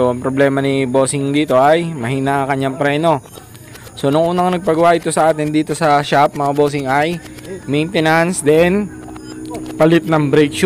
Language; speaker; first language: Filipino; native; Filipino